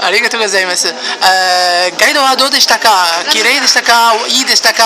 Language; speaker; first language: Japanese; non-native, learner; Arabic